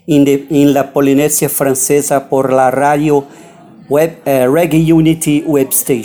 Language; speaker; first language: Spanish; non-native, fluent; Portuguese